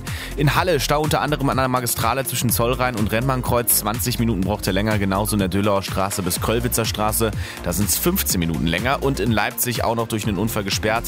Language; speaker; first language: German; native; German